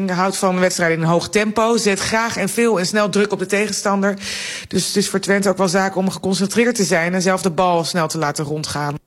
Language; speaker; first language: Dutch; native; Dutch